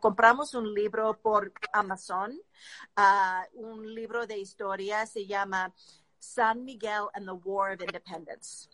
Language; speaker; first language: Spanish; non-native, learner; English